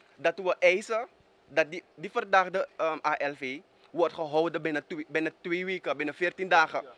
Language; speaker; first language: Dutch; native; Dutch